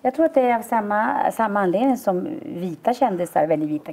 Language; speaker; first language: Swedish; native; Swedish